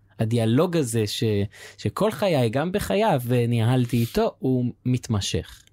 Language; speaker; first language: Hebrew; native; Hebrew